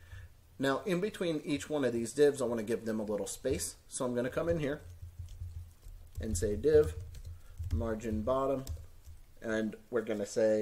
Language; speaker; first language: English; native; English